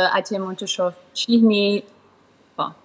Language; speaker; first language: Albanian; early bilingual, heritage; Albanian